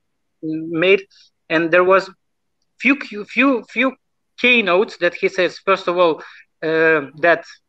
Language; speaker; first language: English; non-native, fluent; Lithuanian